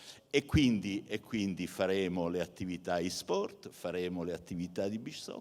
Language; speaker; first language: Italian; native; Italian